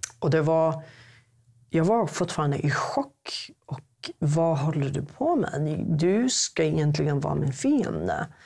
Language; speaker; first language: Swedish; non-native, fluent; Arabic